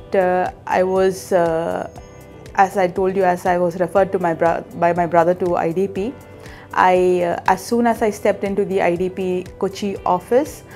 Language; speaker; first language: English; non-native, local second language; Malayalam